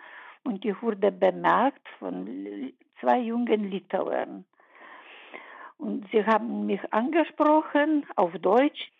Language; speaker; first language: German; early bilingual, heritage; German